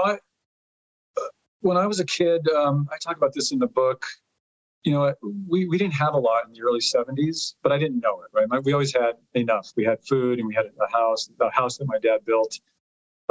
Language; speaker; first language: English; early bilingual, other home language; Italian